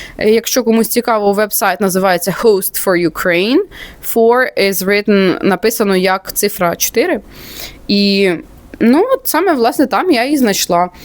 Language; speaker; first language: Ukrainian; non-native, local second language; Russian